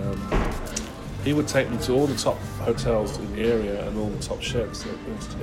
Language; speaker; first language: English; native; English